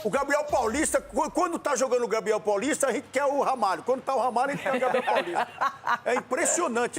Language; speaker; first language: Portuguese; native; Portuguese